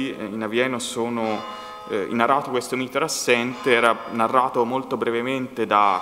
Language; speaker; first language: Italian; native; Italian